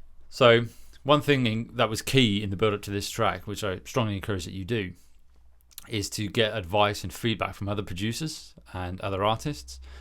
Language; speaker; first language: English; native; English